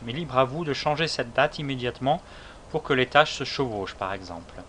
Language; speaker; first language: French; native; French